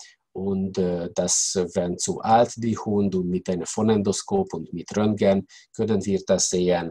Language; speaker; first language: German; non-native, learner; Hungarian